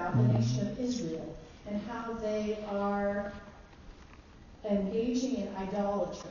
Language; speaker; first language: English; native; English